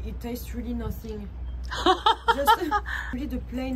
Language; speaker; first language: English; non-native, learner; French